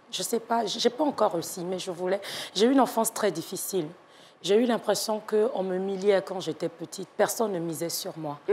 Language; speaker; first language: French; non-native, local second language; Yoruba